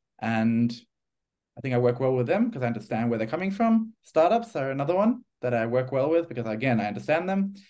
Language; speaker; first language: English; native; English